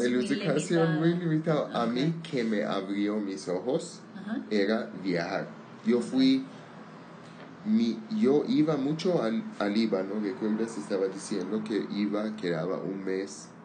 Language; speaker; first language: Spanish; non-native, learner; Armenian